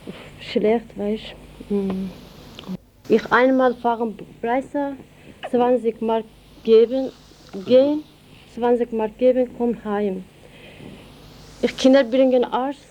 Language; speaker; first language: German; non-native, learner; Turkish